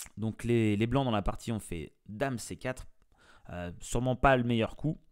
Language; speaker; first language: French; native; French